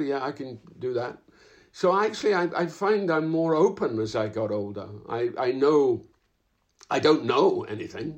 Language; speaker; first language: English; native; English